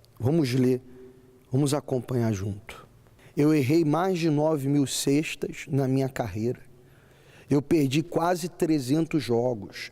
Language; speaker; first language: Portuguese; native; Portuguese